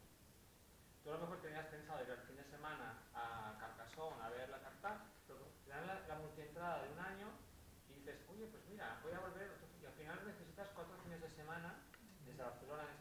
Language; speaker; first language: Spanish; native; Spanish